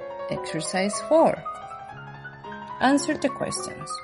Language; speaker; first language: English; non-native, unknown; Spanish